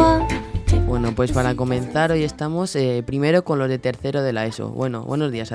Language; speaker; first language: Spanish; native; Spanish